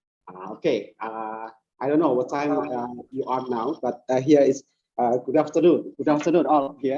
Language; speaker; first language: English; non-native, fluent; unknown